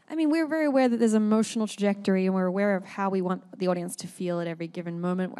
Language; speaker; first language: English; native; English